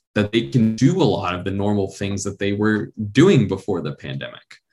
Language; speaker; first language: English; native; English